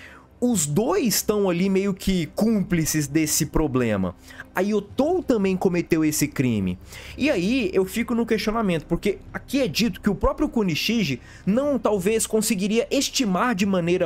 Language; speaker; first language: Portuguese; native; Portuguese